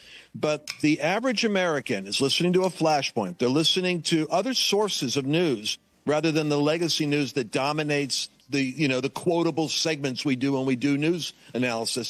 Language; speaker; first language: English; native; English